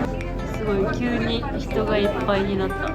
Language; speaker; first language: Japanese; native; Japanese